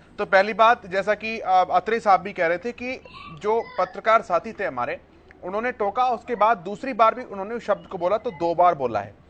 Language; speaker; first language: Hindi; native; Hindi